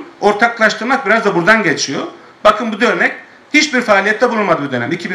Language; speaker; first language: Turkish; native; Turkish